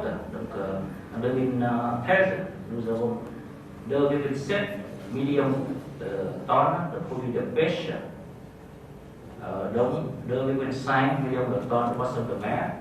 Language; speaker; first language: French; non-native, fluent; Vietnamese